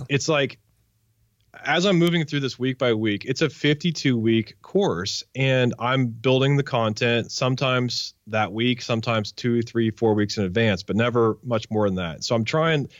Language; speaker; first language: English; native; English